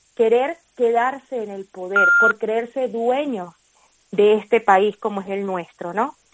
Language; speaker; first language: Spanish; native; Spanish